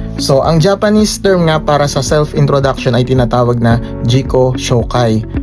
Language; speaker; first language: Filipino; native; Filipino